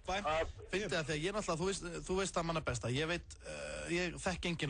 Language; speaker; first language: Icelandic; native; Icelandic